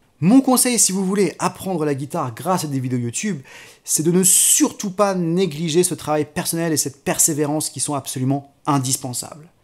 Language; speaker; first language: French; native; French